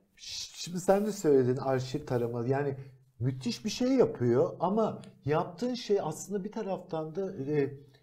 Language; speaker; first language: Turkish; native; Turkish